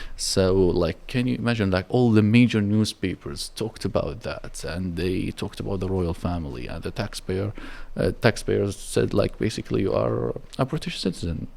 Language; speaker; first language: English; non-native, fluent; Arabic